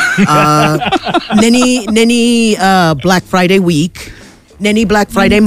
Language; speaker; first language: Czech; non-native, fluent; English